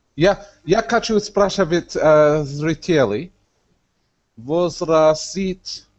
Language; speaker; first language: Russian; non-native, learner; English